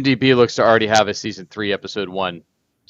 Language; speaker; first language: English; native; English